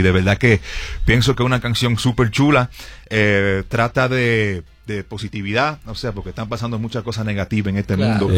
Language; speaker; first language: Spanish; early bilingual, heritage; Spanish